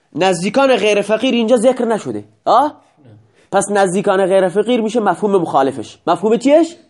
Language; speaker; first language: Persian; non-native, local second language; Baluchi